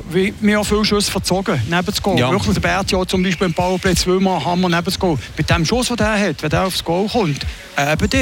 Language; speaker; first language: German; native; German